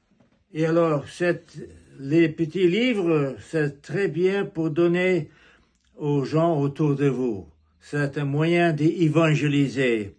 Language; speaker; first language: French; non-native, fluent; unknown